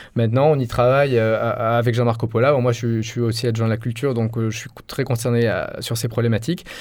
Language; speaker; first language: French; native; French